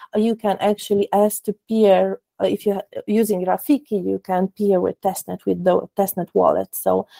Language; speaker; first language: English; non-native, fluent; Romanian